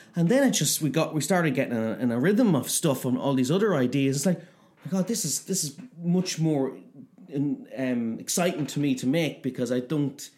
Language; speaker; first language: English; native; English